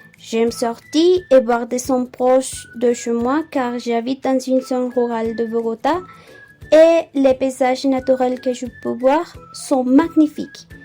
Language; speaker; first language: French; non-native, fluent; Spanish